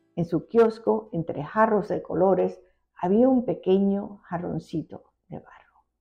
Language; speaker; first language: Spanish; early bilingual, heritage; Spanish